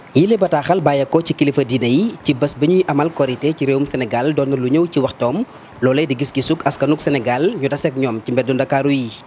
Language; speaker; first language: Wolof; native; Wolof